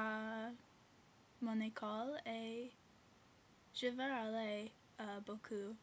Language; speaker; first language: French; non-native, learner; English